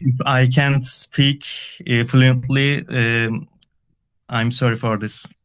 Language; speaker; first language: English; non-native, learner; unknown